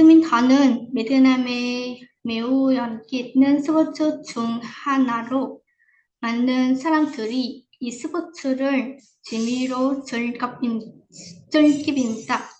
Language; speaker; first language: Korean; non-native, fluent; Vietnamese